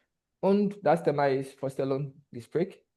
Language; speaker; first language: German; non-native, fluent; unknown